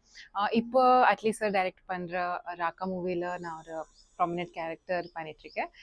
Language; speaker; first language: Tamil; non-native, local second language; Telugu